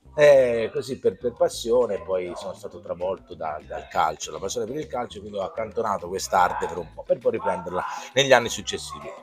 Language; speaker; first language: Italian; native; Italian